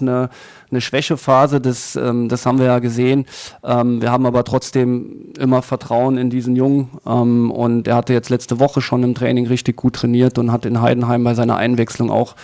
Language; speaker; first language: German; native; German